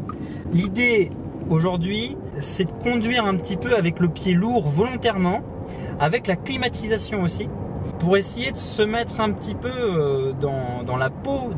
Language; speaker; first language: French; native; French